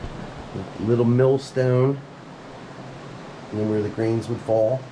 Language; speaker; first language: English; native; English